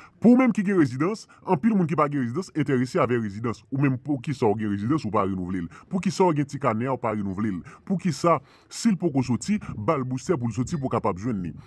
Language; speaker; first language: Haitian Creole; non-native, fluent; Spanish